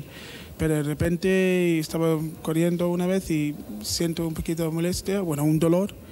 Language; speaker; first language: Spanish; non-native, learner; English